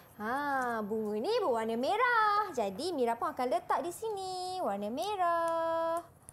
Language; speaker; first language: Malay; native; Malay